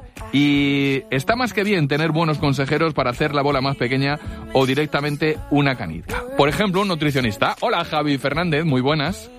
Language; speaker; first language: Spanish; native; Spanish